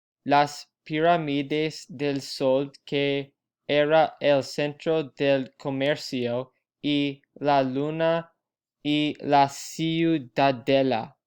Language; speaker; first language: Spanish; non-native, learner; English